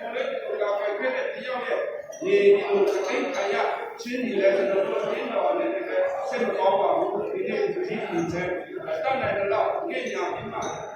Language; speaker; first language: Burmese; non-native, local second language; Kachin